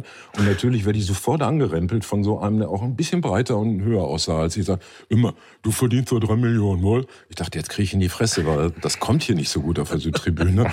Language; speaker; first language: German; native; German